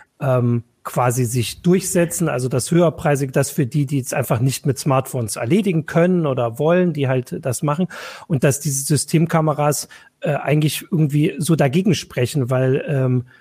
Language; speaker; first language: German; native; German